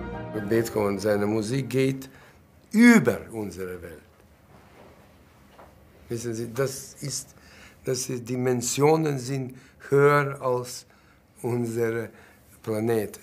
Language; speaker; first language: German; non-native, fluent; Latvian